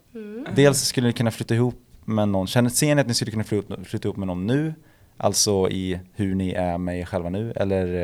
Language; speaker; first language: Swedish; native; Swedish